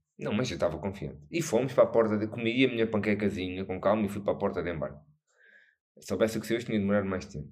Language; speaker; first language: Portuguese; native; Portuguese